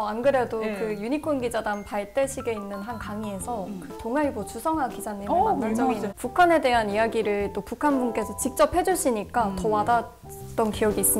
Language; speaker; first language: Korean; native; Korean